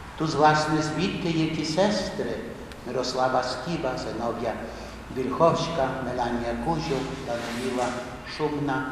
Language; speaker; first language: Ukrainian; early bilingual, heritage; Ukrainian